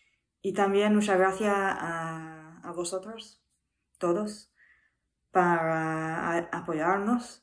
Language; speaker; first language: Spanish; non-native, learner; English